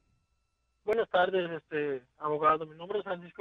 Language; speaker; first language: Spanish; native; Spanish